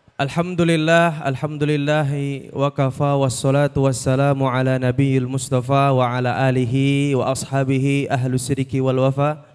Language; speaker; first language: Indonesian; native; Indonesian